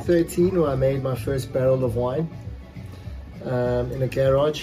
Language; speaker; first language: English; non-native, local second language; Zulu